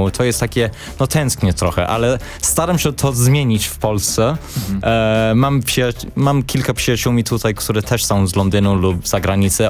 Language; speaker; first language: Polish; non-native, learner; English